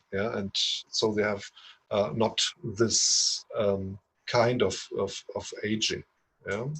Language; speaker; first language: English; non-native, fluent; German